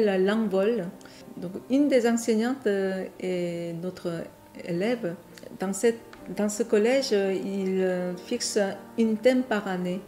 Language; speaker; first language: French; non-native, fluent; Korean